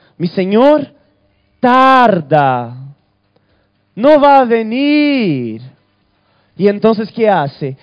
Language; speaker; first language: Spanish; early bilingual, other home language; Portuguese